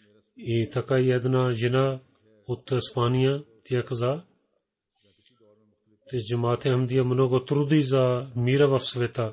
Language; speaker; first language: Bulgarian; non-native, learner; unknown